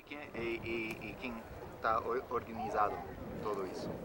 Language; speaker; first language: Spanish; non-native, learner; English